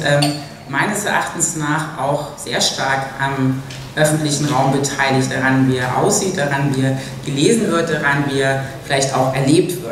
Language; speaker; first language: German; native; German